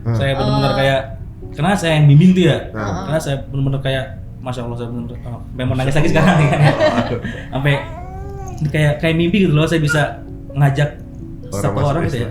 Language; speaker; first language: Indonesian; native; Indonesian